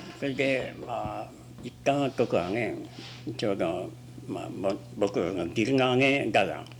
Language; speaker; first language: Japanese; native; Japanese